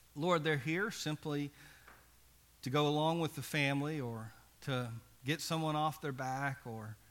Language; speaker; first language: English; native; English